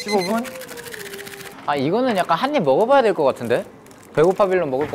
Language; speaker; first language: Korean; native; Korean